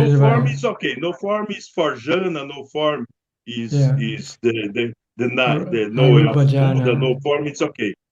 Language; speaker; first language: English; non-native, learner; Portuguese